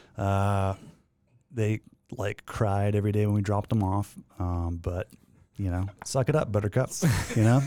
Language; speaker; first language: English; native; English